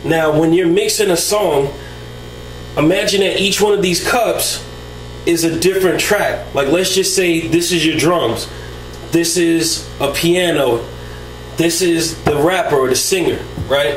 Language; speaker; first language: English; native; English